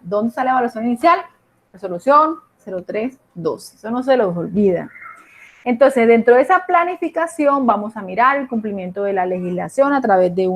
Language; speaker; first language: Spanish; native; Spanish